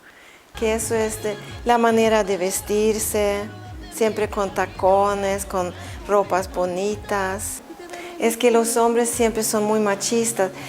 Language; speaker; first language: Spanish; non-native, fluent; Swedish